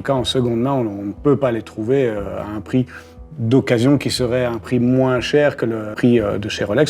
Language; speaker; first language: French; native; French